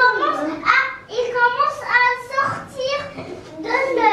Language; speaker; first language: French; non-native, local second language; Arabic